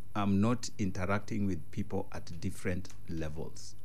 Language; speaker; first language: English; non-native, local second language; Luo (Kenya and Tanzania)